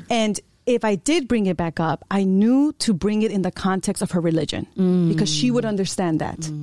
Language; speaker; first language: English; early bilingual, other home language; Spanish